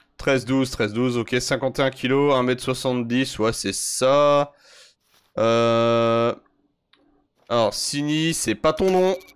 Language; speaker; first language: French; native; French